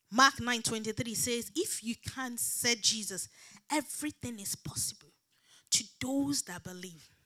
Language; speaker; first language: English; non-native, local second language; Yoruba